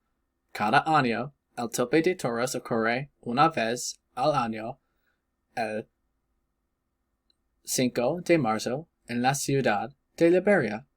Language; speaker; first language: Spanish; non-native, learner; English